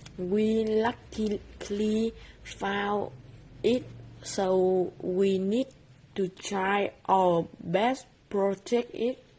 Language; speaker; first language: English; non-native, learner; Vietnamese